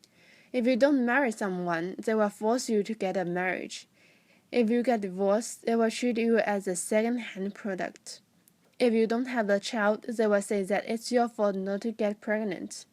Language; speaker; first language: English; non-native, fluent; Chinese